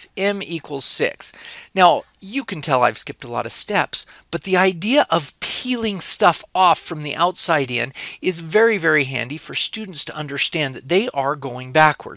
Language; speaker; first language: English; native; English